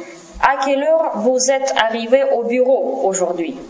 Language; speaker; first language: French; non-native, fluent; Russian